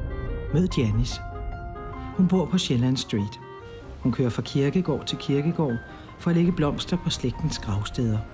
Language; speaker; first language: Danish; native; Danish